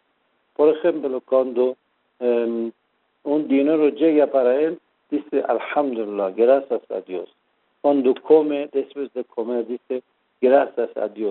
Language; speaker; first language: Spanish; non-native, fluent; Persian